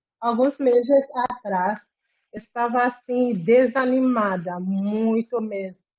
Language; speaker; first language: Portuguese; non-native, fluent; Haitian Creole